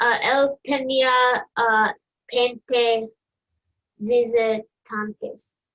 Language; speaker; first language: Spanish; non-native, learner; English